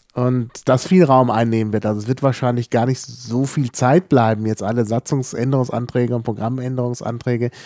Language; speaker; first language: German; native; German